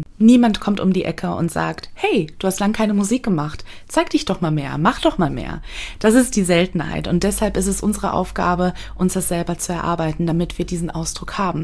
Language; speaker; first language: German; native; German